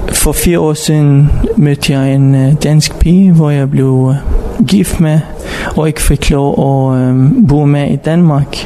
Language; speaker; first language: Danish; non-native, fluent; Arabic